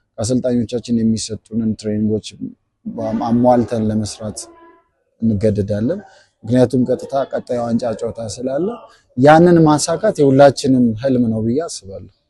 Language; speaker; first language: Amharic; non-native, local second language; Sidamo